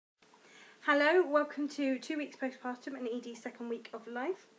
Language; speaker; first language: English; native; English